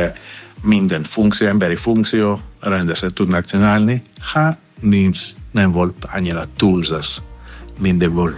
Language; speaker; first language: Hungarian; non-native, fluent; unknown